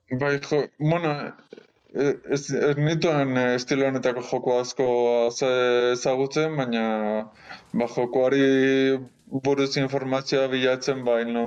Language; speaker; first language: Basque; non-native, local second language; Spanish